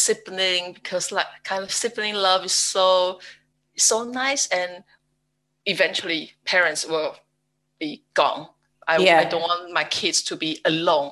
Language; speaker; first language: English; non-native, fluent; Chinese